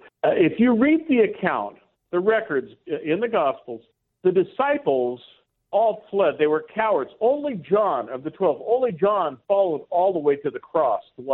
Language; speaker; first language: English; native; English